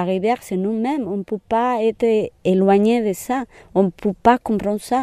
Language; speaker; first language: French; non-native, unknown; Spanish